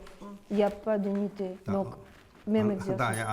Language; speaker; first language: French; non-native, fluent; Russian